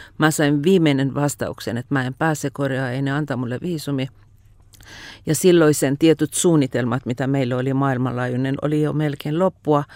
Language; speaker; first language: Finnish; non-native, fluent; Persian